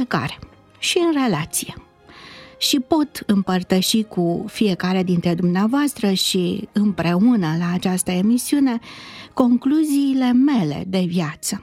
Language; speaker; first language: Romanian; native; Romanian